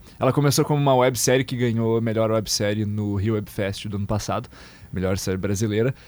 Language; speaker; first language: Portuguese; early bilingual, other home language; English